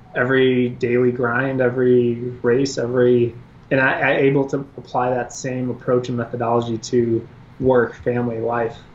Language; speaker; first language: English; early bilingual, other home language; Albanian